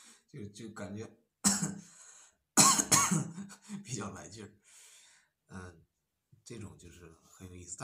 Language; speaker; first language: Chinese; native; Chinese